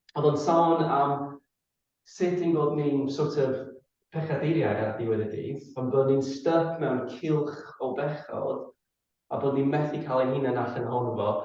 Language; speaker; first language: Welsh; non-native, fluent; English